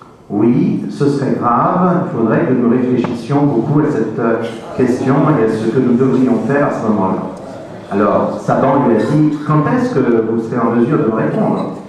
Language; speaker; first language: French; native; French